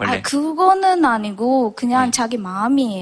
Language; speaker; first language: Korean; non-native, learner; Sinhala